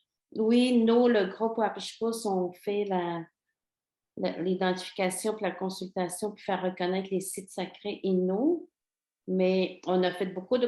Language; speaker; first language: French; non-native, local second language; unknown